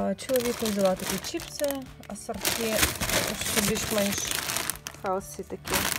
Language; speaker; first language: Ukrainian; non-native, local second language; Russian